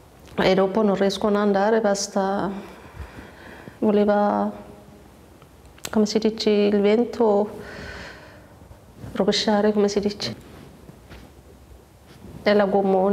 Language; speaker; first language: Italian; non-native, learner; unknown